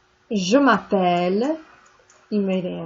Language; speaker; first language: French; non-native, fluent; English